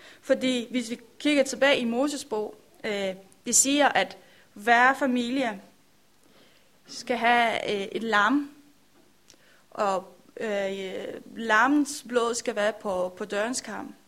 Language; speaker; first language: Danish; non-native, learner; Romanian